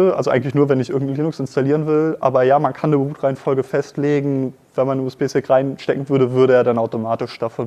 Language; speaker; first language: German; native; German